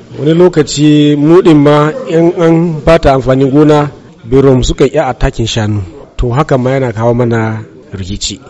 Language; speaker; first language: Hausa; non-native, local second language; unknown